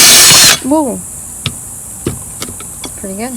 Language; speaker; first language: English; native; English